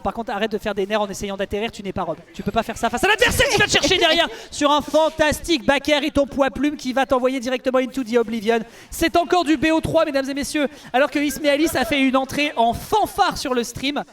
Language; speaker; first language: French; native; French